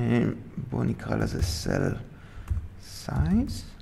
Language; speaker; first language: Hebrew; native; Hebrew